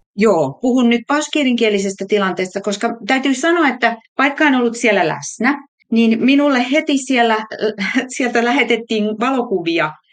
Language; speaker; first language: Finnish; native; Finnish